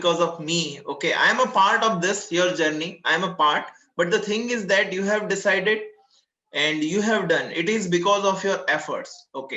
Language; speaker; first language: English; non-native, local second language; Gujarati